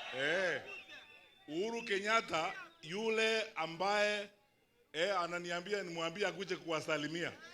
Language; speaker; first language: Swahili; non-native, local second language; Luyia